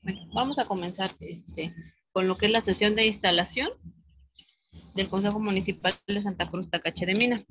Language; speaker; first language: Spanish; native; Spanish